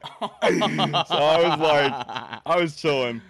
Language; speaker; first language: English; native; English